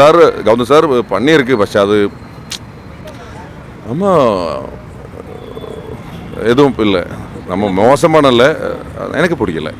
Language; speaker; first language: Tamil; non-native, local second language; Malayalam